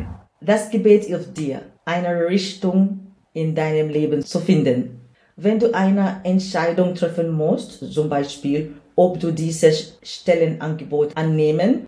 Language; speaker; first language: German; non-native, learner; English